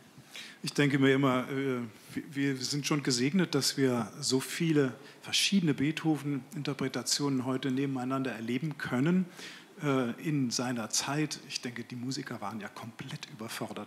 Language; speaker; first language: German; native; German